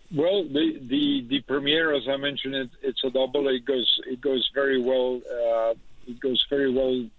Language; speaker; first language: English; non-native, fluent; Dutch